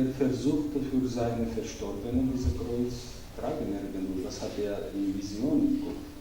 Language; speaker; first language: German; non-native, learner; Georgian